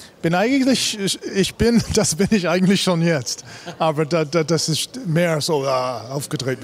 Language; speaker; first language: German; non-native, learner; English